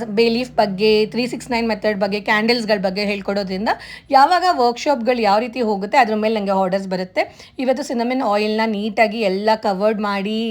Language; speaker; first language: Kannada; native; Kannada